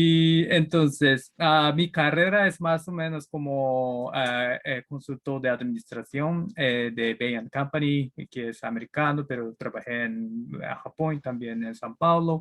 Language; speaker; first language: Spanish; non-native, learner; Japanese